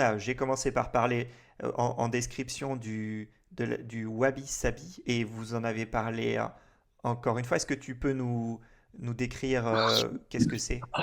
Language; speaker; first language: French; native; French